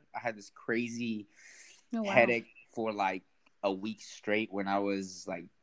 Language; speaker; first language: English; early bilingual, other home language; Spanish